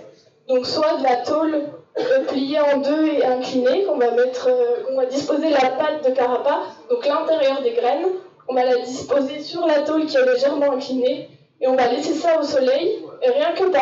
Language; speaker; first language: French; native; French